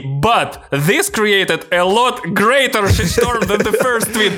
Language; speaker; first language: English; non-native, fluent; Russian